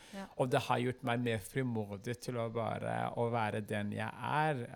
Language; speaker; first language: Norwegian; non-native, fluent; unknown